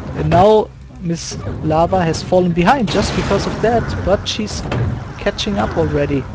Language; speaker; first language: English; non-native, fluent; German